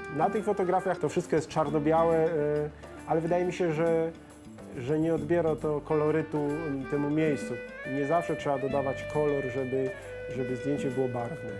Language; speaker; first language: Polish; native; Polish